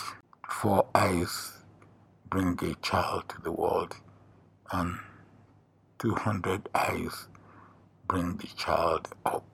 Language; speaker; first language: English; non-native, local second language; Yoruba